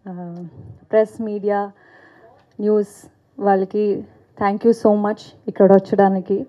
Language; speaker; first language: Telugu; non-native, fluent; Kannada